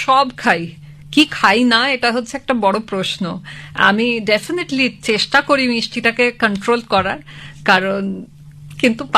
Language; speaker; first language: Bangla; native; Bangla